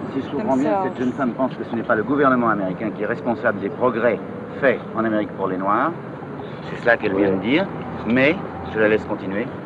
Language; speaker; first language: French; native; French